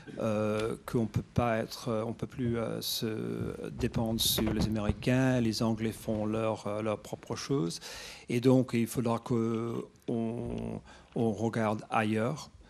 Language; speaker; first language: French; non-native, fluent; English